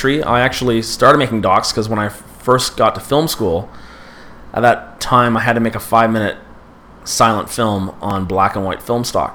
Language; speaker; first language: English; native; English